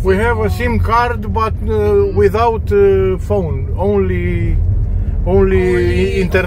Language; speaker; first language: English; non-native, fluent; Romanian